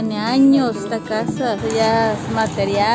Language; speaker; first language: Spanish; native; Spanish